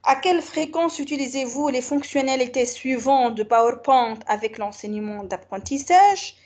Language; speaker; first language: French; non-native, local second language; Arabic